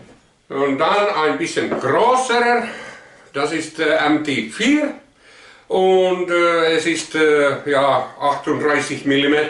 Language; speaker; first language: German; non-native, learner; Finnish